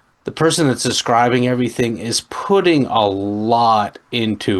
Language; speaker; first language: English; native; English